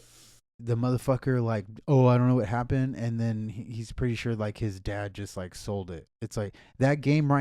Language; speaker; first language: English; native; English